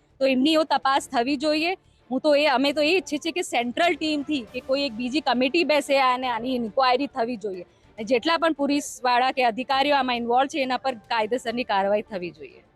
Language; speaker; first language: Gujarati; non-native, local second language; Rathawi